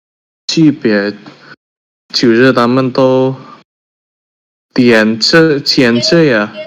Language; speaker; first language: Chinese; non-native, learner; Indonesian